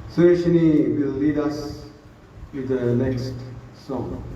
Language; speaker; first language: English; non-native, local second language; Sinhala